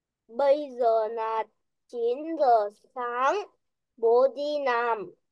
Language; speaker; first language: Vietnamese; early bilingual, heritage; Vietnamese